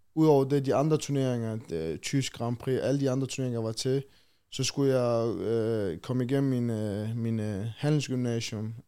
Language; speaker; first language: Danish; early bilingual, other home language; Chechen